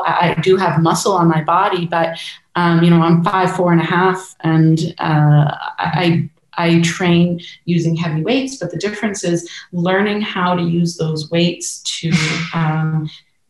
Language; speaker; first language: English; native; English